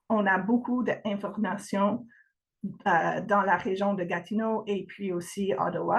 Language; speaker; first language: French; non-native, fluent; English